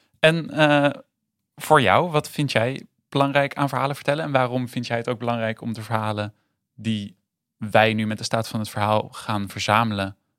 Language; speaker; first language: Dutch; native; Dutch